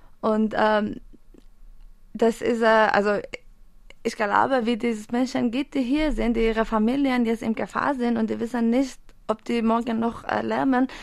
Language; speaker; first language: German; non-native, fluent; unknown